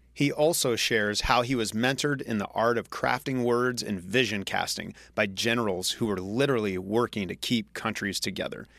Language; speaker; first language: English; native; English